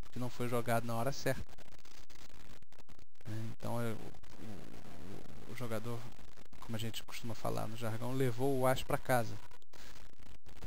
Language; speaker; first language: Portuguese; native; Portuguese